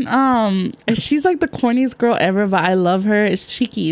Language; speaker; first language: English; native; English